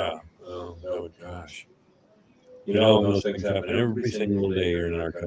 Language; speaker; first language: English; native; English